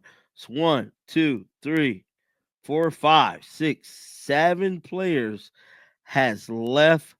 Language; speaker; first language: English; native; English